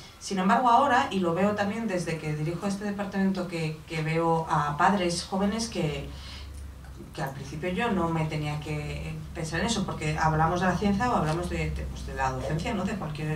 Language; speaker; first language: Spanish; native; Spanish